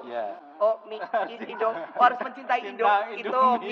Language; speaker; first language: Indonesian; native; Indonesian